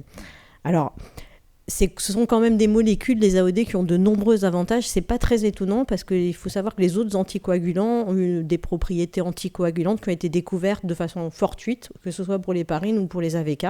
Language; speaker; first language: French; native; French